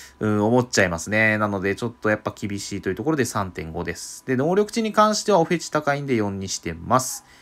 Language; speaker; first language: Japanese; native; Japanese